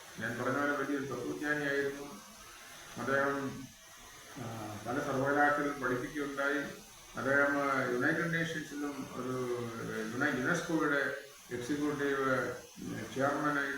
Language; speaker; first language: Malayalam; native; Malayalam